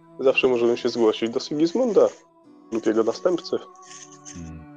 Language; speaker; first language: Polish; native; Polish